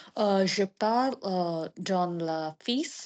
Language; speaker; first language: French; non-native, learner; English